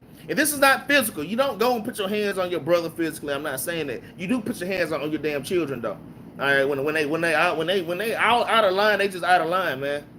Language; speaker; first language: English; native; English